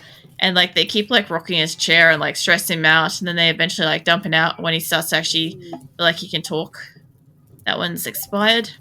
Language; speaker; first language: English; native; English